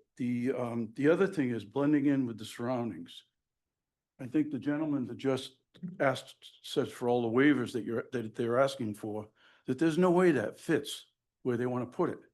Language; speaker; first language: English; native; English